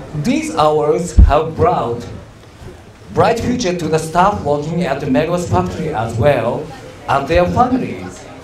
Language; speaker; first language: English; non-native, learner; Japanese